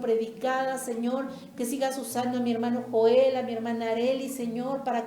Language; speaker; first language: Spanish; native; Spanish